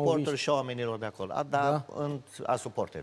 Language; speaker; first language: Romanian; native; Romanian